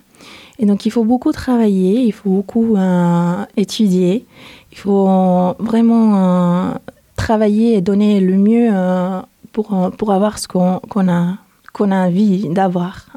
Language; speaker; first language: French; non-native, fluent; Spanish